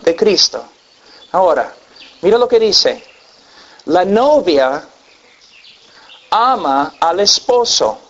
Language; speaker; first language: Spanish; non-native, fluent; English